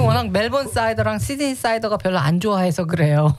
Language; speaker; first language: Korean; native; Korean